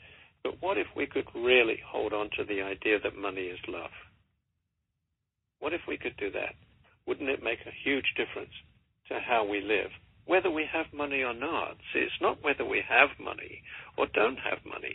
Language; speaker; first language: English; native; English